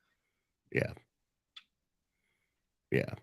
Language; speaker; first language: English; native; English